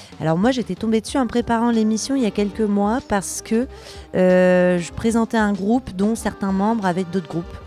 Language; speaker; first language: French; native; French